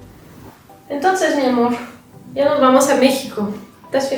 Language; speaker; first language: Spanish; non-native, fluent; French